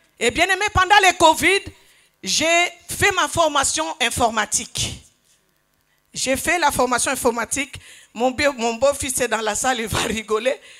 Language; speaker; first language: French; non-native, local second language; Lingala